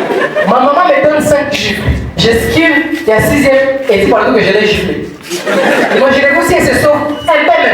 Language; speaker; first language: French; non-native, local second language; Swahili